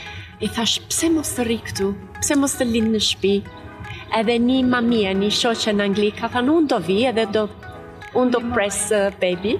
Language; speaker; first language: Albanian; non-native, learner; English